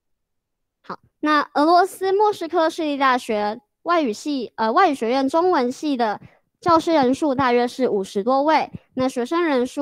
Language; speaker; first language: Chinese; native; Chinese